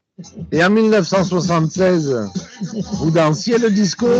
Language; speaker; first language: French; native; French